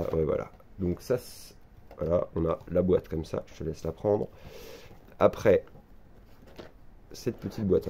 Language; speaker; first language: French; native; French